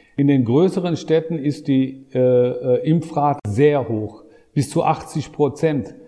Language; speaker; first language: German; non-native, fluent; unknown